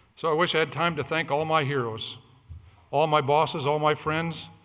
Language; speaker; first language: English; native; English